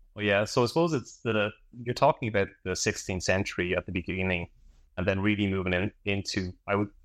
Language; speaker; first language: English; native; English